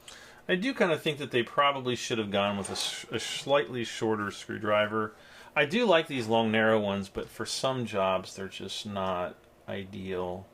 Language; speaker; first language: English; native; English